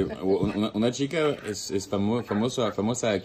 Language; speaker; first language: Spanish; non-native, learner; French